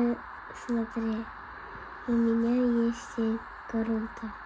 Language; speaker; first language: Russian; early bilingual, other home language; Armenian